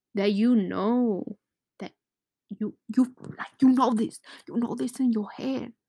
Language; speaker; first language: English; early bilingual, other home language; Spanish